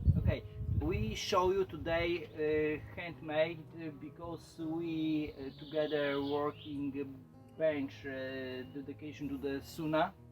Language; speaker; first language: English; non-native, learner; Polish